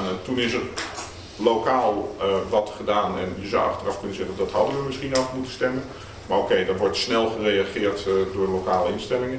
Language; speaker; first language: Dutch; native; Dutch